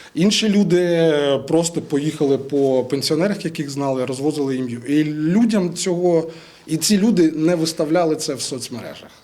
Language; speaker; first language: Ukrainian; non-native, local second language; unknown